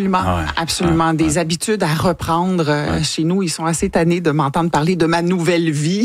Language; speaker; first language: French; native; French